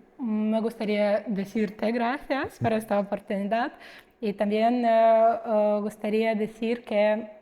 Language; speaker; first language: Spanish; non-native, fluent; Russian